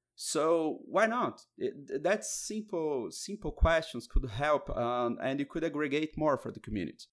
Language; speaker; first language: English; non-native, fluent; Portuguese